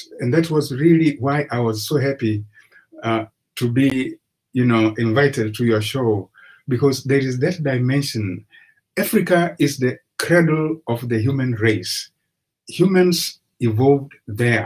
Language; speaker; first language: English; non-native, local second language; Swahili